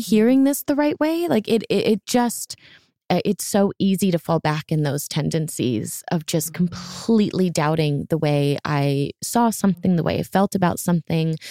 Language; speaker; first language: English; native; English